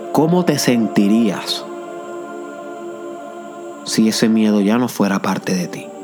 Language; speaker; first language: Spanish; native; Spanish